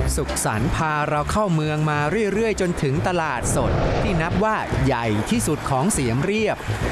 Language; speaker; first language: Thai; native; Thai